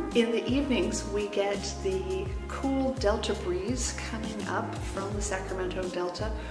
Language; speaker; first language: English; native; English